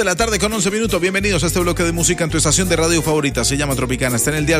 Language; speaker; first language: Spanish; native; Spanish